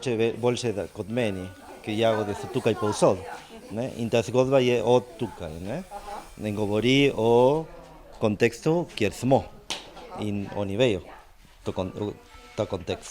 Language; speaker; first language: Slovenian; non-native, learner; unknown